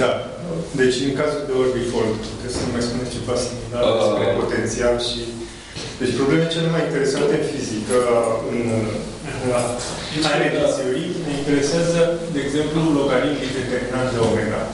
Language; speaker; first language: Romanian; native; Romanian